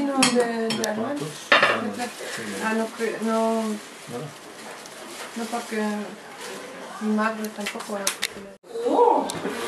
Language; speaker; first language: Spanish; non-native, learner; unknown